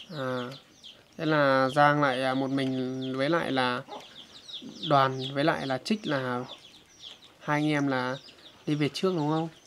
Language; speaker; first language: Vietnamese; native; Vietnamese